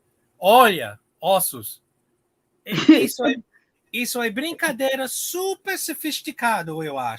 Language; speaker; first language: Portuguese; non-native, learner; English